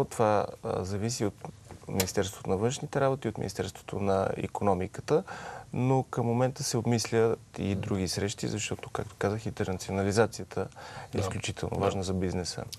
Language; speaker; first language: Bulgarian; native; Bulgarian